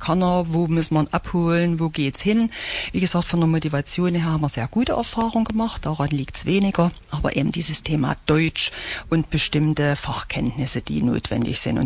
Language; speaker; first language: German; native; German